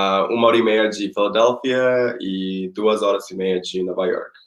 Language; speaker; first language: Portuguese; non-native, fluent; Spanish